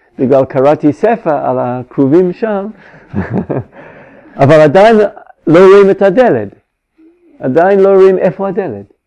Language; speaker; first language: Hebrew; non-native, fluent; English